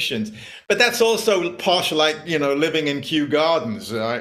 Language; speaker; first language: English; native; English